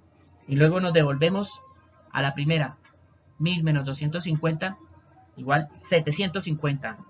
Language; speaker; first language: Spanish; native; Spanish